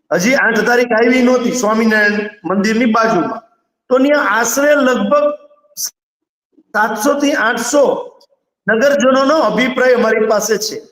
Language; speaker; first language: Gujarati; native; Gujarati